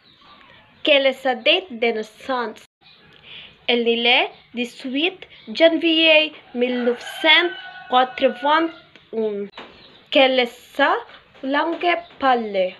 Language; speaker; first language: French; non-native, learner; Filipino